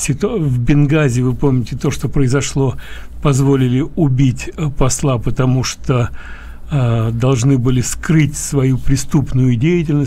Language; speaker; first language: Russian; native; Russian